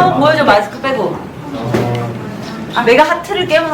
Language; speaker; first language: Korean; native; Korean